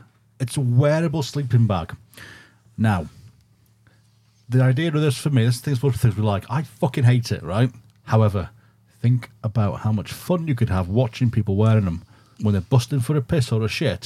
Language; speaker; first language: English; native; English